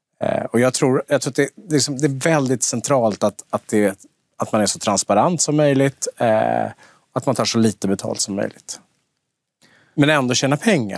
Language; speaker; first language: Swedish; native; Swedish